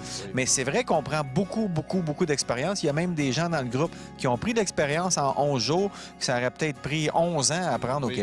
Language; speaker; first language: French; native; French